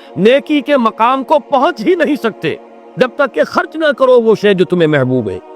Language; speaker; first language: Urdu; native; Urdu